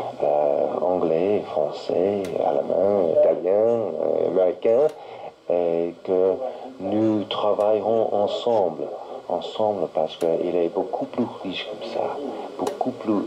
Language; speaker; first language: French; non-native, learner; English